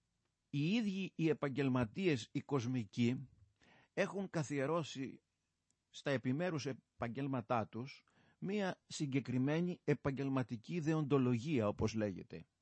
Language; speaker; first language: Greek; native; Greek